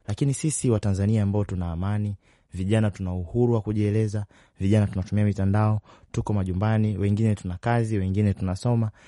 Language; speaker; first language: Swahili; native; Swahili